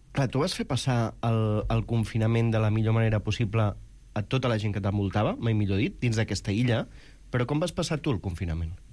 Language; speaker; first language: Catalan; native; Catalan